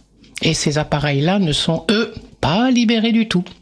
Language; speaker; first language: French; native; French